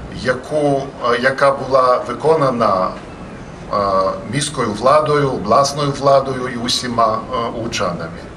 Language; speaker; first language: Ukrainian; non-native, fluent; Polish